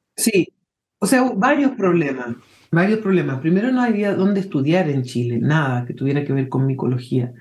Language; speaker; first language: Spanish; early bilingual, heritage; Spanish